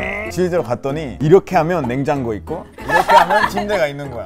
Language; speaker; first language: Korean; non-native, fluent; Spanish